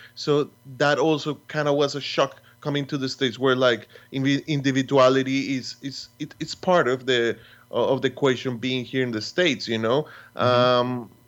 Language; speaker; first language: English; non-native, fluent; Spanish